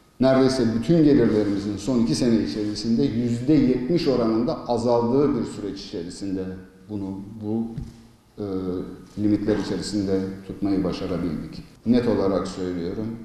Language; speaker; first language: Turkish; native; Turkish